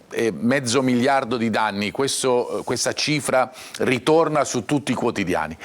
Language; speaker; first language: Italian; native; Italian